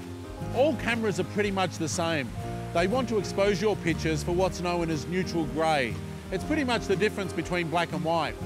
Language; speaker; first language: English; native; English